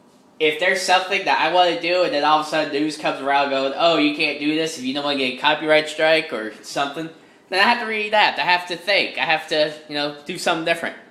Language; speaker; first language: English; native; English